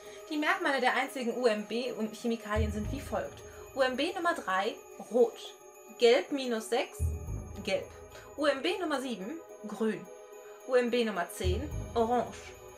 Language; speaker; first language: German; native; German